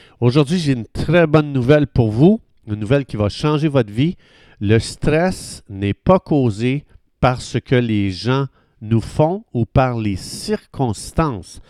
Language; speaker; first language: French; native; French